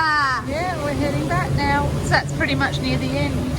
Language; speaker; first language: English; native; English